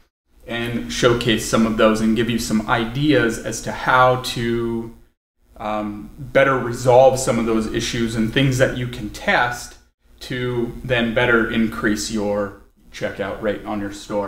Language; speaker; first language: English; native; English